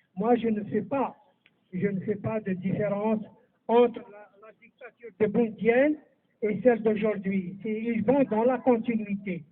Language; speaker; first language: French; non-native, local second language; Kabyle